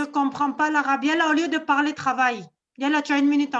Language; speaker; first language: French; non-native, local second language; Arabic